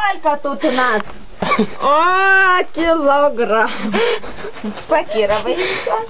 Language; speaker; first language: Russian; non-native, learner; Lithuanian